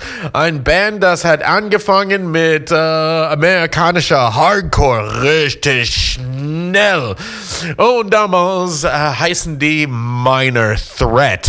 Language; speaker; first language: German; non-native, fluent; English